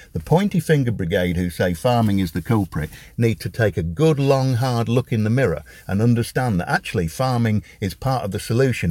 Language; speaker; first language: English; native; English